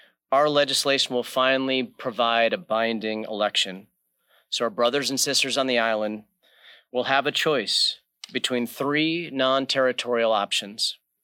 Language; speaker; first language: English; native; English